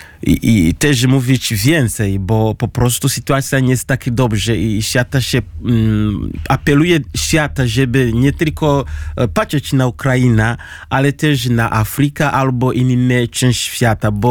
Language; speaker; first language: Polish; non-native, learner; Kinyarwanda